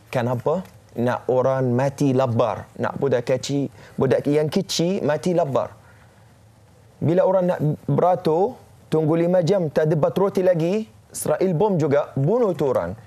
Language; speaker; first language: Indonesian; non-native, fluent; Arabic